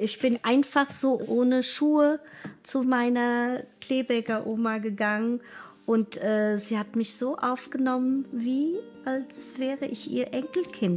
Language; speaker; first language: German; early bilingual, other home language; Portuguese